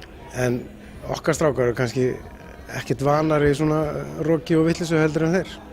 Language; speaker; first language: Icelandic; native; Icelandic